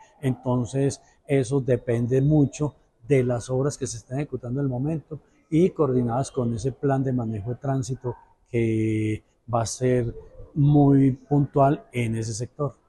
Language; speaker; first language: Spanish; native; Spanish